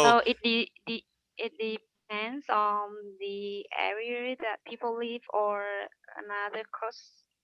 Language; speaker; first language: English; non-native, learner; Vietnamese